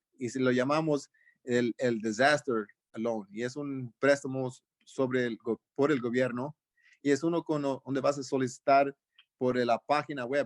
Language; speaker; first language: Spanish; early bilingual, heritage; Spanish